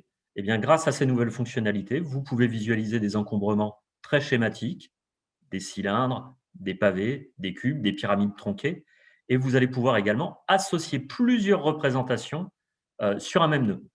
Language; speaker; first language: French; native; French